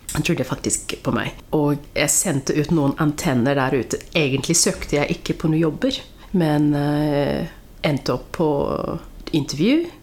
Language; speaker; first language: Norwegian; early bilingual, other home language; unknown